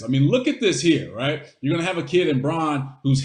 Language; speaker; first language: English; native; English